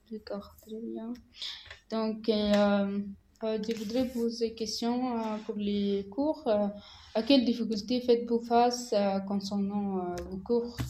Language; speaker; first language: French; non-native, learner; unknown